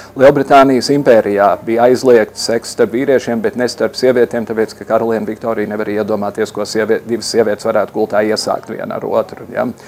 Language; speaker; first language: Latvian; early bilingual, heritage; Latvian